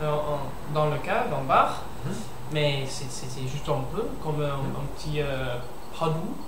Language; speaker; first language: French; non-native, learner; English